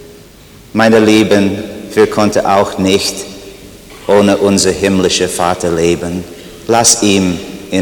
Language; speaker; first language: German; non-native, learner; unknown